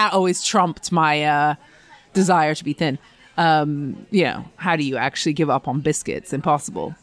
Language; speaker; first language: English; native; English